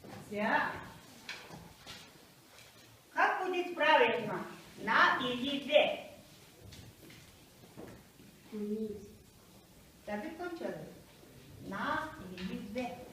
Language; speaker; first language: Russian; non-native, fluent; Mongolian